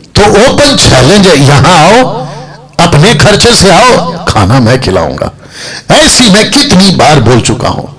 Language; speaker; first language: Hindi; non-native, local second language; Telugu